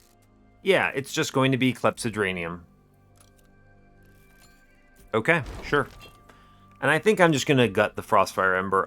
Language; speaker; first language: English; native; English